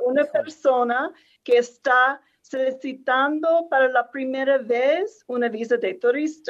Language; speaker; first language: Spanish; non-native, fluent; English